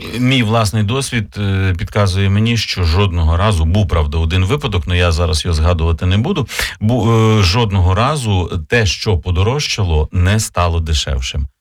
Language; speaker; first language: Ukrainian; native; Ukrainian